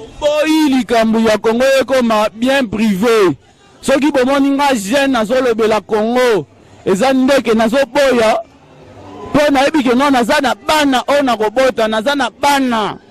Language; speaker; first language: Lingala; native; Lingala